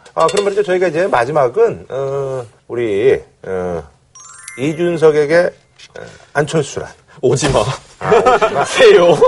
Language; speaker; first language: Korean; native; Korean